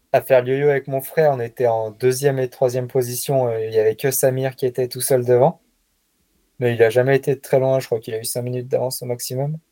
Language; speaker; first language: French; native; French